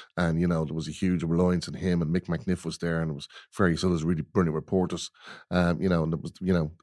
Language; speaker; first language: English; native; English